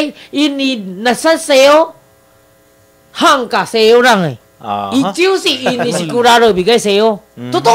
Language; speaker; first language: Filipino; non-native, learner; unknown